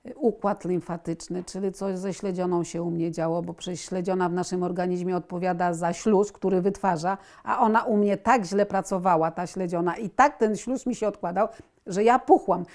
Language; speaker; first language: Polish; native; Polish